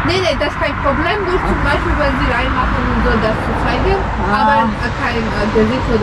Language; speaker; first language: German; non-native, learner; Georgian